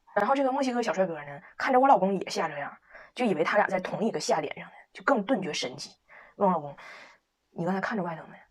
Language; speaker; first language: Chinese; native; Chinese